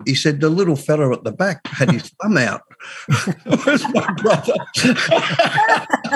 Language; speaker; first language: English; native; English